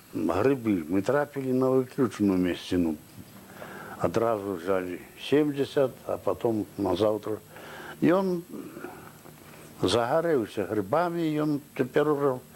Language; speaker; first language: Belarusian; native; Belarusian